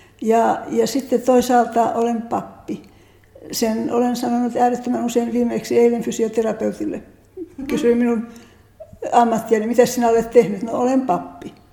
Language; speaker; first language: Finnish; native; Finnish